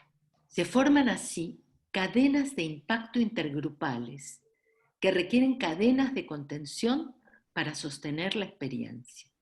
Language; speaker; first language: Spanish; native; Spanish